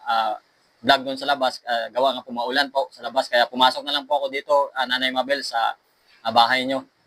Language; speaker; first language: Filipino; non-native, local second language; Aklanon